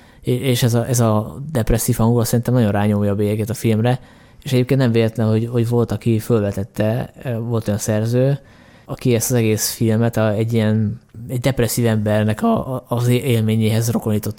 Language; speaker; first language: Hungarian; native; Hungarian